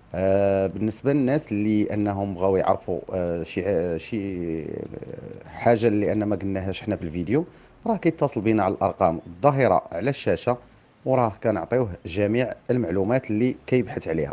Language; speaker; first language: Arabic; native; Arabic